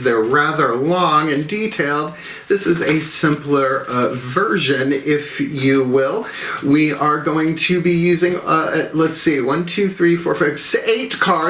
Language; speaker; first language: English; native; English